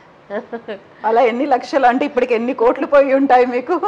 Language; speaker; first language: Telugu; native; Telugu